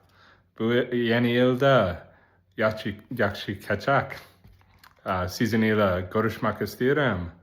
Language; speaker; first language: Turkish; non-native, learner; Azerbaijani